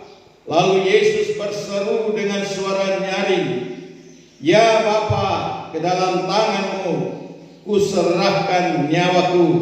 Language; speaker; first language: Malay; native; Malay